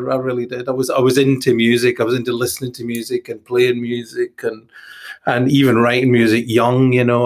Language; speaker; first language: English; native; English